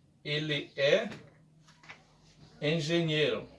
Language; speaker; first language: Portuguese; non-native, learner; Haitian Creole